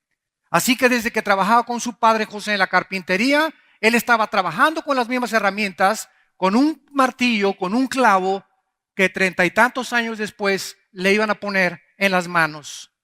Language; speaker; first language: Spanish; native; Spanish